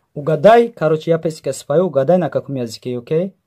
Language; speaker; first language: Russian; non-native, learner; Tajik